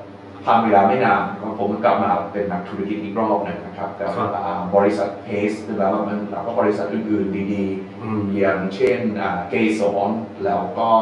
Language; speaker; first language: Thai; non-native, fluent; English